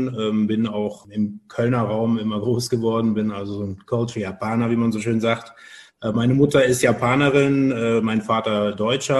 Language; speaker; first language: German; native; German